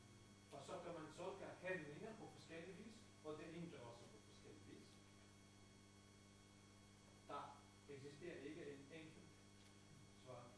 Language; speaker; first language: Danish; non-native, fluent; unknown